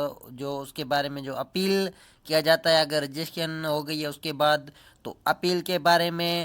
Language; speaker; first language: Urdu; native; Urdu